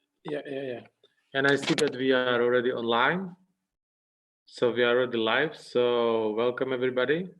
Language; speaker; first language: English; non-native, fluent; Czech